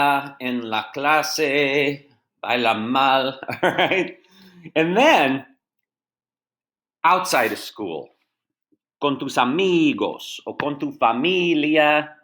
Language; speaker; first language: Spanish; non-native, fluent; English